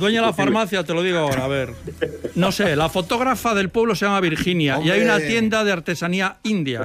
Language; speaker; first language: Spanish; native; Spanish